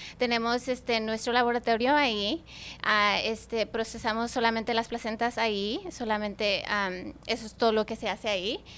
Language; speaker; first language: Spanish; early bilingual, heritage; Spanish